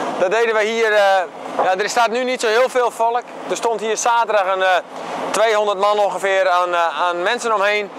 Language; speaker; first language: Dutch; native; Dutch